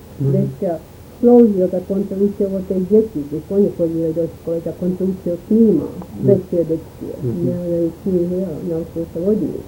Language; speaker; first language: Czech; native; Czech